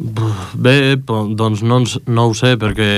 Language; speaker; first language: Catalan; non-native, local second language; Spanish